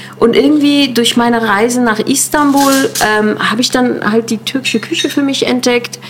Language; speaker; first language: German; early bilingual, other home language; Turkish